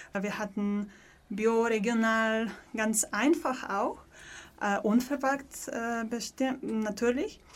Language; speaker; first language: German; non-native, fluent; Polish